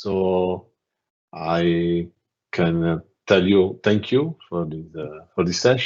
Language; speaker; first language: English; non-native, learner; Italian